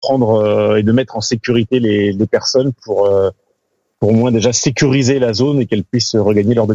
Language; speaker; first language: French; native; French